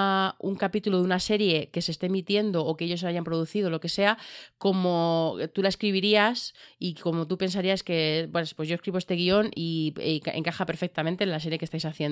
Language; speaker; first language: Spanish; native; Spanish